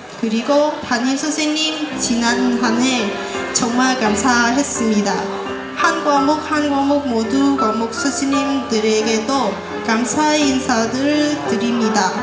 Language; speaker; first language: Korean; non-native, fluent; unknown